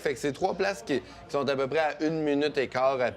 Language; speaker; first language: French; native; French